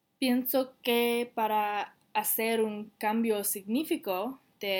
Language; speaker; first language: Spanish; non-native, learner; English